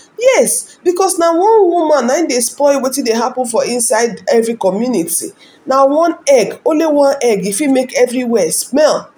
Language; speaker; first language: Nigerian Pidgin; non-native, local second language; Igbo